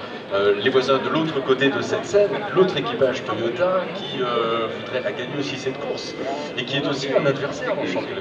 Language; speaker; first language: French; native; French